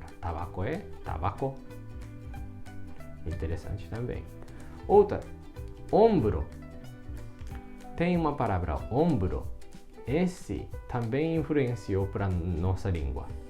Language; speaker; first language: Portuguese; non-native, fluent; Japanese